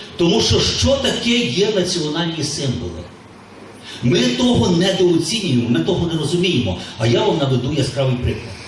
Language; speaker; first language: Ukrainian; native; Ukrainian